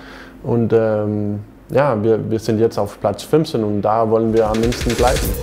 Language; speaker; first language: German; non-native, fluent; Danish